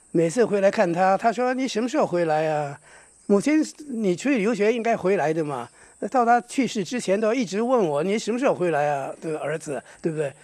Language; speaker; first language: Chinese; non-native, local second language; Hakka Chinese